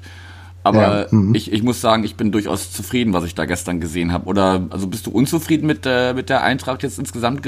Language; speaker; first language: German; native; German